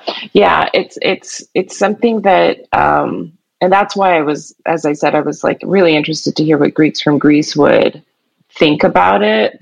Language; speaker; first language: English; native; English